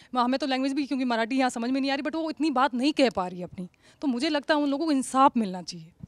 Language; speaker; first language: Hindi; native; Hindi